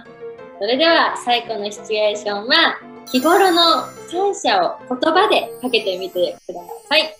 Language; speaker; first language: Japanese; native; Japanese